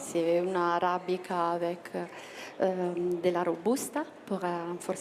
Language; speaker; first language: French; non-native, learner; Italian